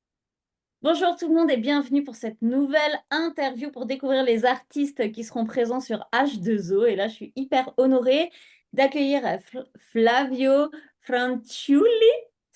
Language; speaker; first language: French; native; French